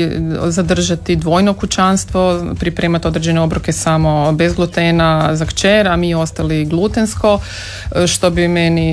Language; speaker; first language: Serbian; native; Serbian